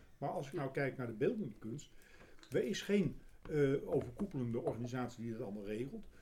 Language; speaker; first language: Dutch; native; Dutch